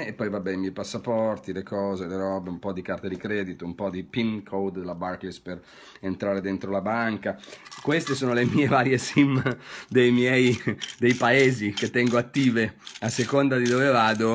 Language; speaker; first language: Italian; native; Italian